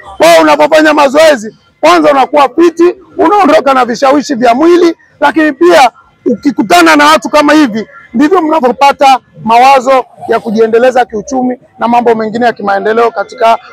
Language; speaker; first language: Swahili; native; Swahili